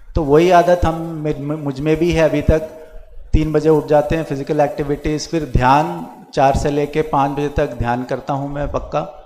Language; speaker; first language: Hindi; non-native, local second language; Kannada